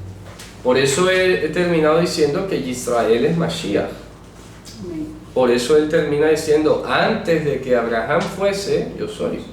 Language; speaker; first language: Spanish; native; Spanish